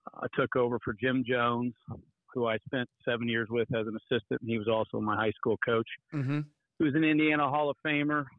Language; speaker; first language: English; native; English